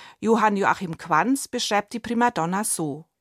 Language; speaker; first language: German; native; German